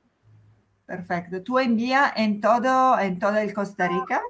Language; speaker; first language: Spanish; non-native, fluent; Italian